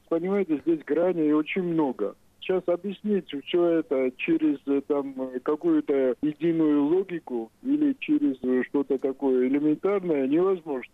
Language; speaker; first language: Russian; non-native, local second language; Georgian